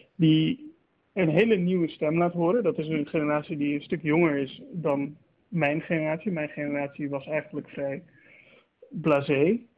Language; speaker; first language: Dutch; native; Dutch